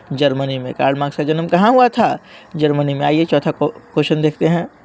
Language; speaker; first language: Hindi; native; Hindi